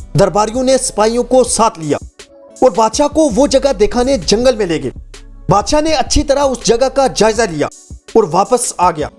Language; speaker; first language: Urdu; native; Urdu